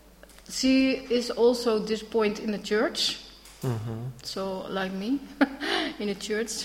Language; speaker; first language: English; non-native, learner; Dutch